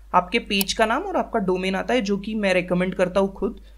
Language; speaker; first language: Hindi; native; Hindi